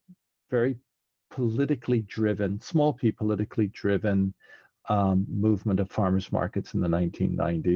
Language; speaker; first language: English; native; English